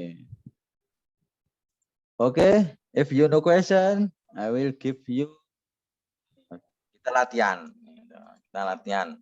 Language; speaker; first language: English; non-native, learner; Indonesian